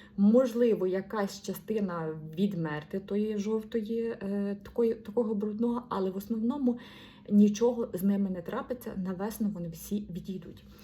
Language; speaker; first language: Ukrainian; non-native, local second language; Russian